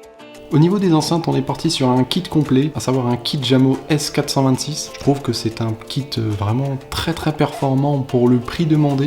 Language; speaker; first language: French; native; French